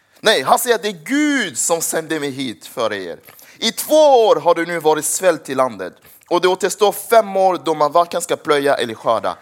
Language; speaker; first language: Swedish; early bilingual, other home language; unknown